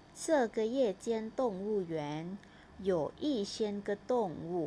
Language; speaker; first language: Chinese; non-native, fluent; Thai